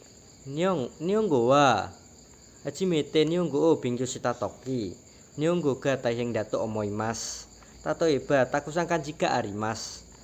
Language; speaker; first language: Japanese; non-native, learner; Indonesian